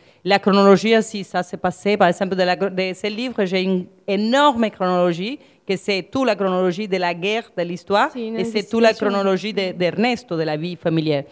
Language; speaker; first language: French; non-native, fluent; Spanish